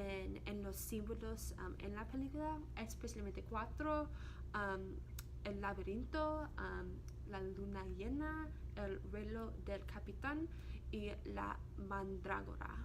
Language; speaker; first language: Spanish; non-native, learner; English